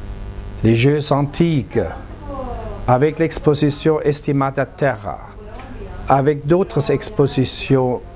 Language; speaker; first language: French; non-native, fluent; German